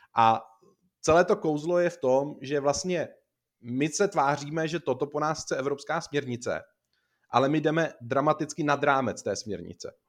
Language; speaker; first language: Czech; native; Czech